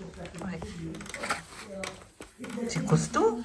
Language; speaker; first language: French; non-native, learner; Japanese